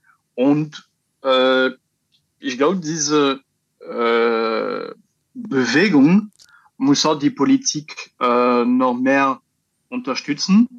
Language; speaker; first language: German; non-native, fluent; French